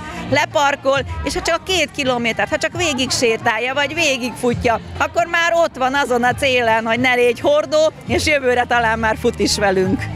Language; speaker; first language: Hungarian; native; Hungarian